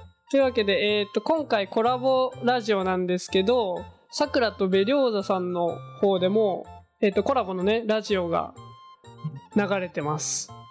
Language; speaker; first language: Japanese; native; Japanese